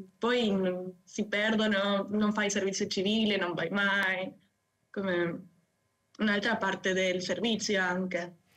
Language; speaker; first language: Italian; non-native, fluent; Spanish